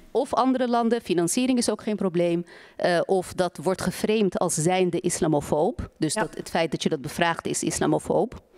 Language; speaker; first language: Dutch; native; Dutch